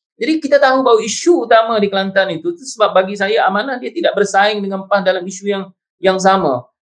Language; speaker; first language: Malay; native; Malay